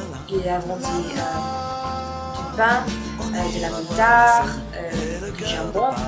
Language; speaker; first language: French; non-native, learner; English